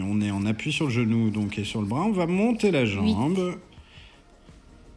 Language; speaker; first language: French; native; French